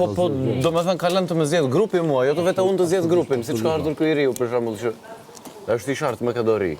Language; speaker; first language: Albanian; native; Albanian